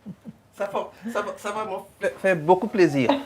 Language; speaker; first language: French; non-native, learner; English